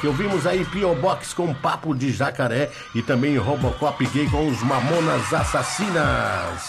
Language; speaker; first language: Portuguese; native; Portuguese